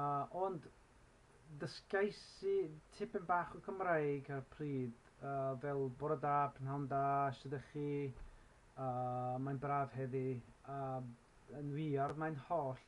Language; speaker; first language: Welsh; non-native, learner; English